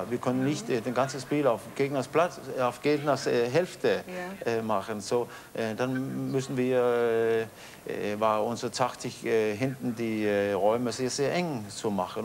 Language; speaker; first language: German; non-native, fluent; Danish